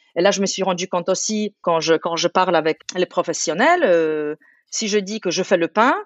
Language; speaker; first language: French; non-native, fluent; Polish